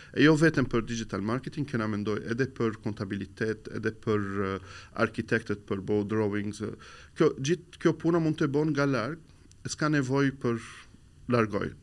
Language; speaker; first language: Albanian; non-native, learner; Arabic